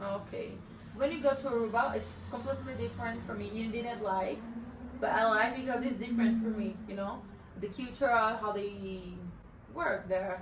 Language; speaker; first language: English; non-native, learner; Portuguese